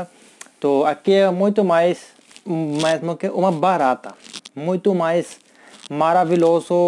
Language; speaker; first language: Portuguese; non-native, learner; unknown